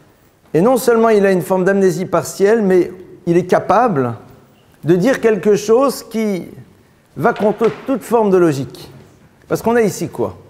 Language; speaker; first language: French; native; French